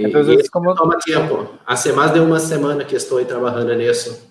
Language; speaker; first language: Spanish; non-native, fluent; Portuguese